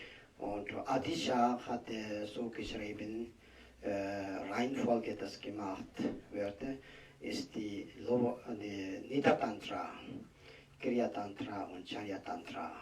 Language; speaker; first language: German; non-native, learner; Tibetan